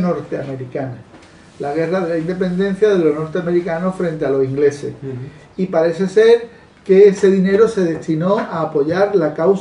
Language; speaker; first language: Spanish; native; Spanish